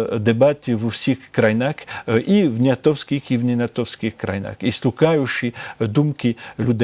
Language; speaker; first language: Ukrainian; non-native, fluent; French